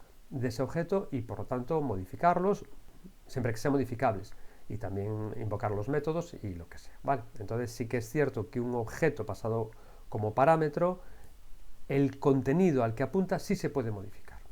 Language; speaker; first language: Spanish; native; Spanish